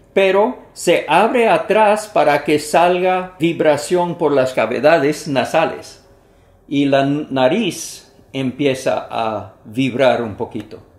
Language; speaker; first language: Spanish; non-native, fluent; English